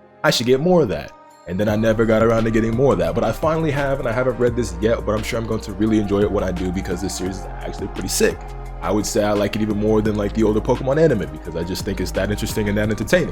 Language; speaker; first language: English; native; English